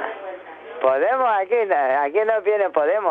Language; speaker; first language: Spanish; non-native, learner; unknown